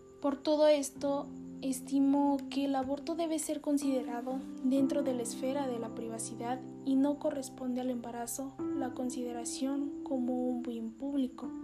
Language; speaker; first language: Spanish; native; Spanish